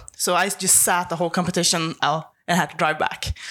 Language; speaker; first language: English; non-native, fluent; Swedish